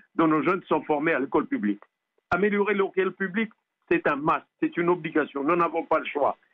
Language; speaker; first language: French; non-native, local second language; Arabic